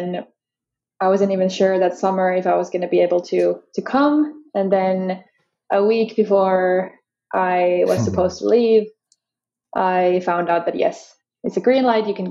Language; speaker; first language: English; non-native, fluent; Finnish